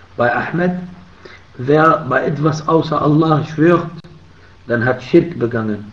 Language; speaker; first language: German; non-native, fluent; Arabic